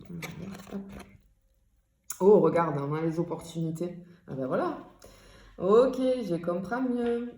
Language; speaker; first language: French; native; French